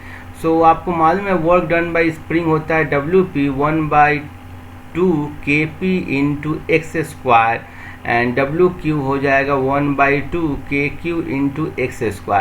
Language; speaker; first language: Hindi; native; Hindi